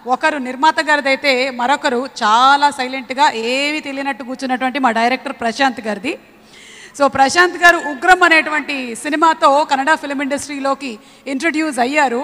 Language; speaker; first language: Telugu; native; Telugu